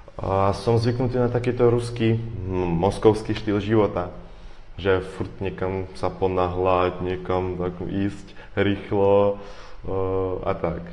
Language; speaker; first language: Slovak; non-native, fluent; Russian